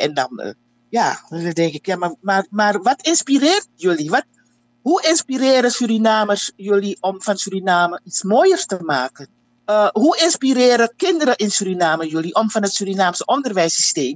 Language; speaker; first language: Dutch; native; Dutch